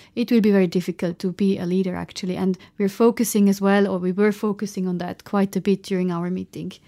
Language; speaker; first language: English; non-native, fluent; German